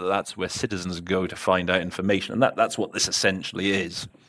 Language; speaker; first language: English; native; English